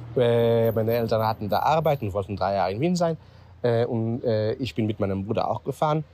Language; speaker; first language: German; non-native, fluent; Hebrew